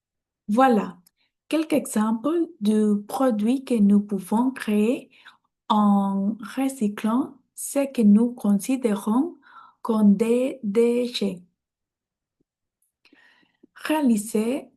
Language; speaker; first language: French; non-native, learner; Spanish